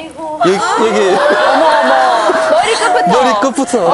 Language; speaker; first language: Korean; native; Korean